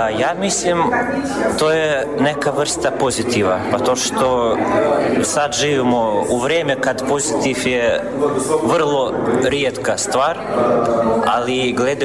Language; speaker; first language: Serbian; non-native, fluent; Russian